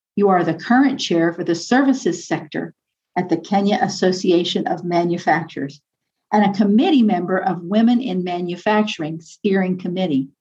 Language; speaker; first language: English; native; English